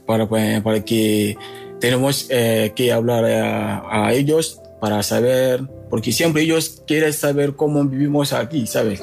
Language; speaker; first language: Spanish; non-native, learner; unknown